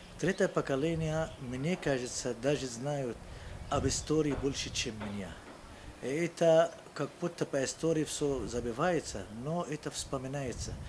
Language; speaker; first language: Russian; non-native, fluent; Arabic